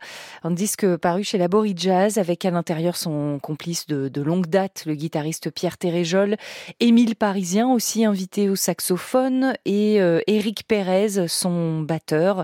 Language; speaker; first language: French; native; French